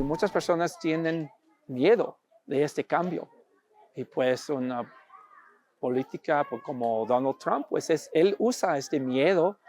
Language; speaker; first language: Spanish; non-native, fluent; English